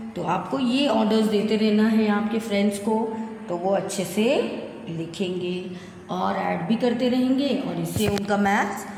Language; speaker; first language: Hindi; non-native, local second language; Gujarati